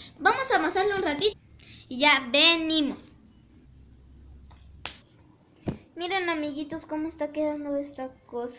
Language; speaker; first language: Spanish; native; Spanish